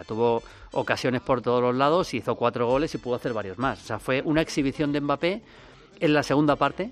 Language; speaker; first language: Spanish; native; Spanish